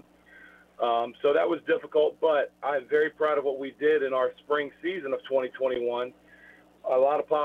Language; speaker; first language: English; native; English